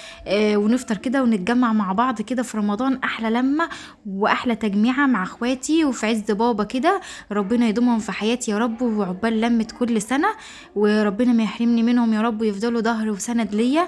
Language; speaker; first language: Arabic; native; Arabic